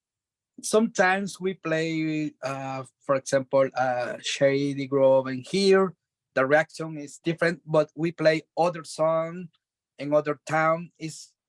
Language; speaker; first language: English; non-native, learner; Spanish